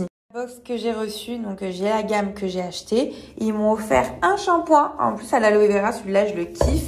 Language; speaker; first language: French; native; French